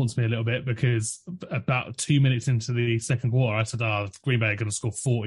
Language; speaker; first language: English; native; English